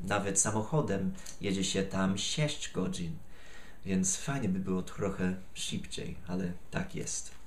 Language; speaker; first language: Polish; non-native, fluent; English